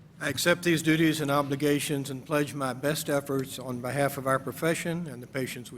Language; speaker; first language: English; native; English